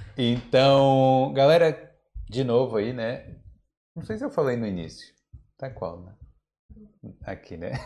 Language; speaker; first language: Portuguese; native; Portuguese